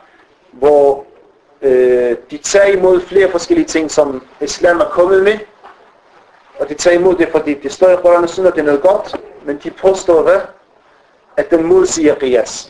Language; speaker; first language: Danish; non-native, fluent; Arabic